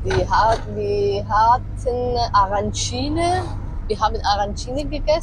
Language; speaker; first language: German; non-native, learner; Italian